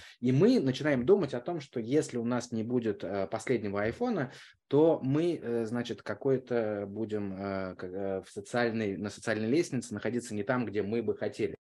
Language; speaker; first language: Russian; native; Russian